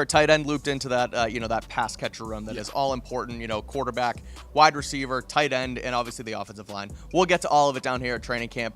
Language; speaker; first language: English; native; English